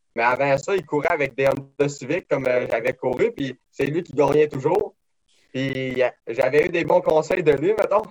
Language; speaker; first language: French; native; French